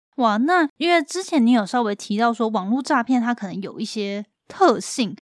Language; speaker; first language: Chinese; native; Chinese